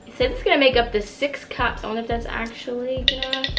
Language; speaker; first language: English; native; English